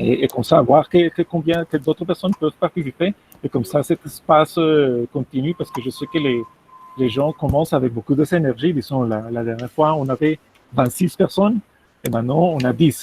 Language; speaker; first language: French; non-native, fluent; Spanish